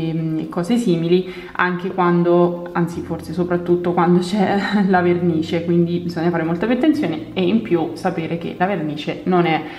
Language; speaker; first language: Italian; native; Italian